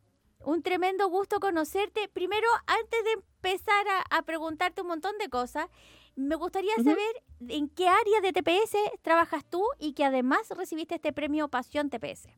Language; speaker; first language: Spanish; native; Spanish